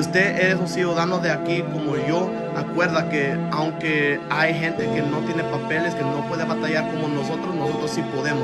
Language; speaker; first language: Spanish; early bilingual, heritage; Spanish